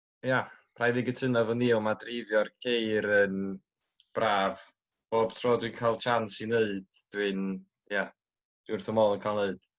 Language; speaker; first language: Welsh; native; Welsh